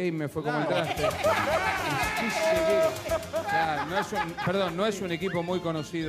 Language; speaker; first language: Spanish; native; Spanish